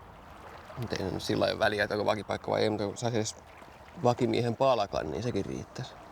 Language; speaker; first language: Finnish; native; Finnish